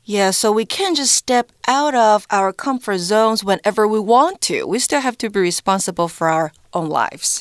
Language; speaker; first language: English; non-native, fluent; Chinese